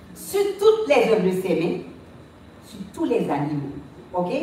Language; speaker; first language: French; native; French